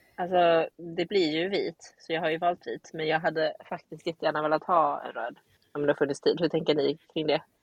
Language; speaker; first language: Swedish; native; Swedish